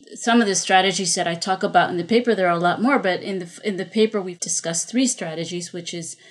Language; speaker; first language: English; non-native, fluent; Spanish